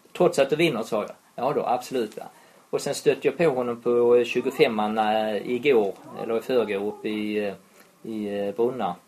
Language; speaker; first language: Swedish; native; Swedish